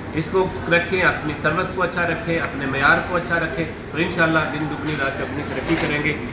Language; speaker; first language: Urdu; native; Urdu